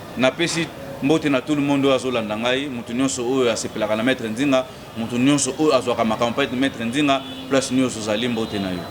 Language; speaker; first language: Lingala; non-native, local second language; Kongo